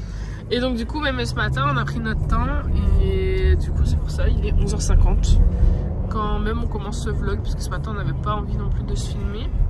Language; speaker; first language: French; native; French